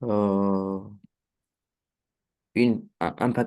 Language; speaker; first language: French; non-native, learner; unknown